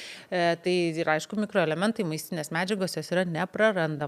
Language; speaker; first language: Lithuanian; native; Lithuanian